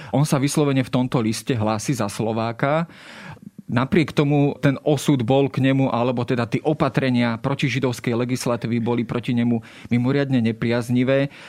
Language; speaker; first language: Slovak; native; Slovak